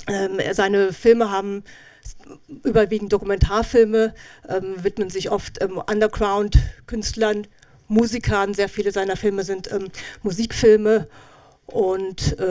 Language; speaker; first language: German; native; German